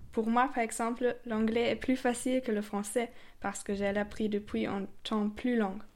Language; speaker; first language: French; non-native, fluent; German